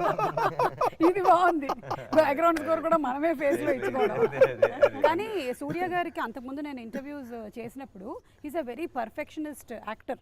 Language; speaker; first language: Telugu; native; Telugu